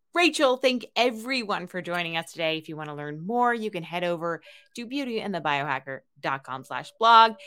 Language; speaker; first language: English; native; English